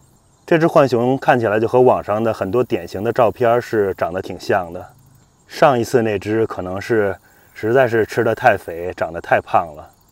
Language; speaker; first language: Chinese; native; Chinese